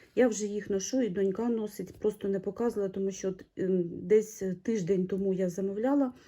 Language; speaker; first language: Ukrainian; non-native, local second language; Russian